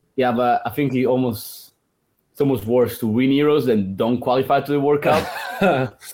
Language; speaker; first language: English; non-native, fluent; Italian